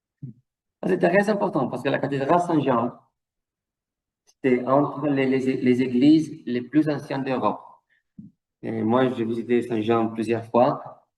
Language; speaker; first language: French; non-native, fluent; Italian